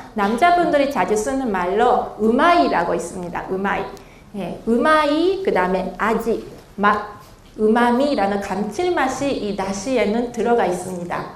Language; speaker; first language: Korean; non-native, fluent; Japanese